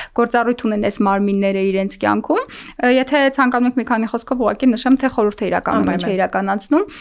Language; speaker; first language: Armenian; native; Armenian